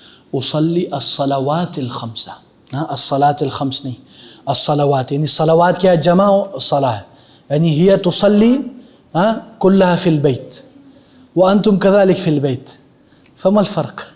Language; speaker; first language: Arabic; non-native, fluent; Urdu